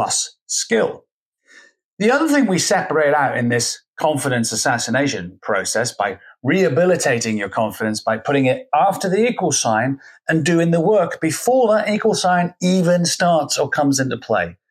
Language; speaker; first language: English; native; English